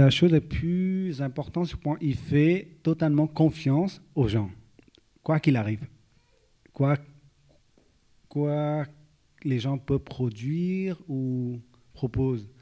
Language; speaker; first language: French; non-native, fluent; Vietnamese